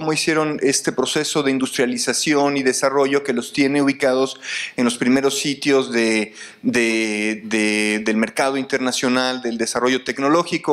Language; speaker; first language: Spanish; native; Spanish